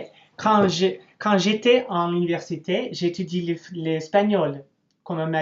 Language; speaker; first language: French; non-native, learner; English